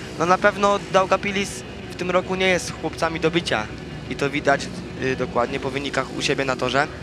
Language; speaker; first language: Polish; native; Polish